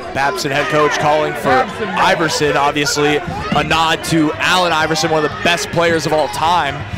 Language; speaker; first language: English; native; English